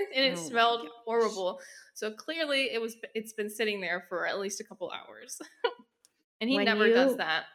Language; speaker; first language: English; native; English